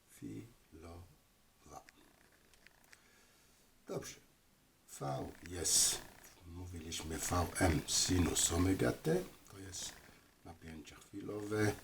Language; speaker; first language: Polish; non-native, learner; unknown